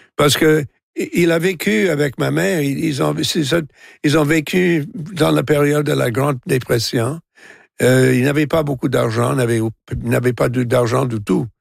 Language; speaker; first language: French; non-native, local second language; English